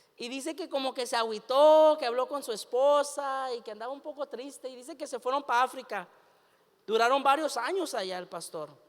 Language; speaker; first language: Spanish; early bilingual, heritage; Spanish